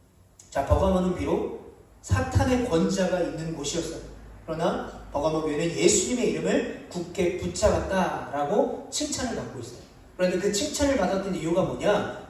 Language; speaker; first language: Korean; native; Korean